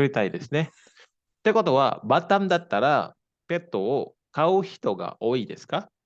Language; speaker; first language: Japanese; non-native, fluent; Indonesian